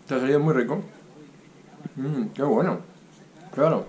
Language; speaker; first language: Spanish; native; Spanish